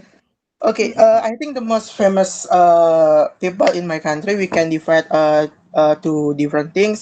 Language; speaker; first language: English; non-native, learner; Indonesian